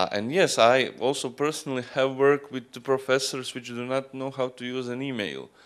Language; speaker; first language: English; non-native, fluent; Croatian